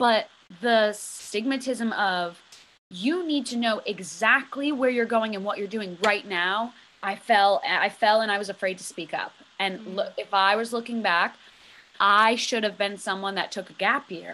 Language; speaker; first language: English; native; English